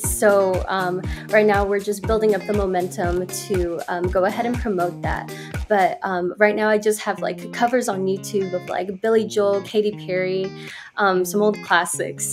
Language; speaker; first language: English; early bilingual, other home language; Spanish